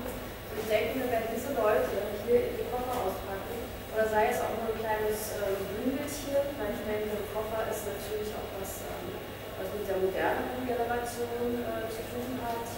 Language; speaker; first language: German; early bilingual, other home language; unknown